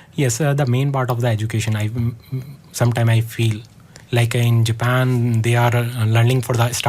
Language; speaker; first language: English; non-native, learner; Hindi